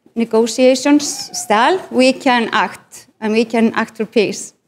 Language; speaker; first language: English; non-native, fluent; Icelandic